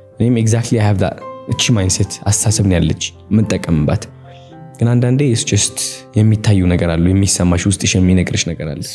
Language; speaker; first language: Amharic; early bilingual, heritage; Amharic